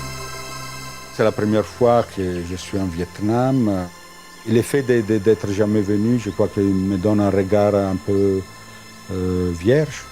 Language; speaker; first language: French; non-native, fluent; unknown